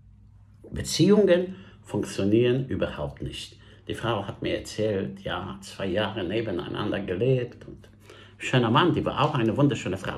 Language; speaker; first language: German; non-native, fluent; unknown